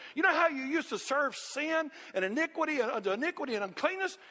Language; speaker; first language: English; native; English